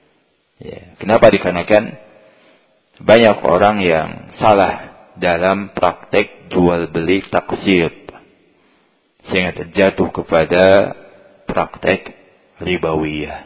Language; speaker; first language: Indonesian; native; Indonesian